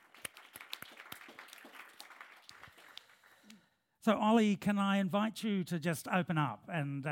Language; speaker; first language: English; native; English